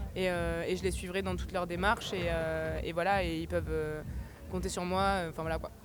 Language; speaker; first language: French; native; French